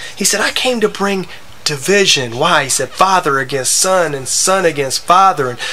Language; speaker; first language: English; native; English